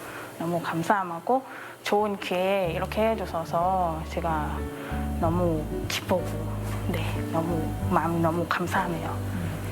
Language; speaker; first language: Korean; non-native, learner; Thai